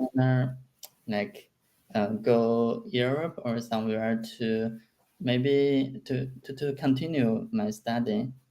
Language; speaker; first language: English; non-native, learner; Chinese